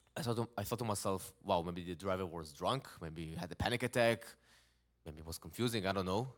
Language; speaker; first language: English; non-native, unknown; Hebrew